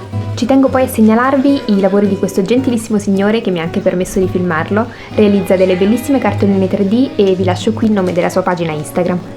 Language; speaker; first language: Italian; native; Italian